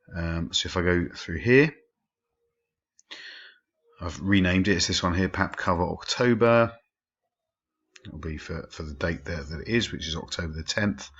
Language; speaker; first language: English; native; English